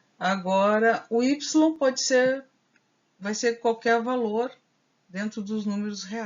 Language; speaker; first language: Portuguese; native; Portuguese